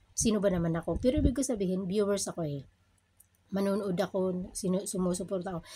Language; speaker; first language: Filipino; native; Filipino